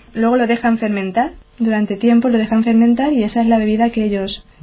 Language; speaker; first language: Spanish; native; Spanish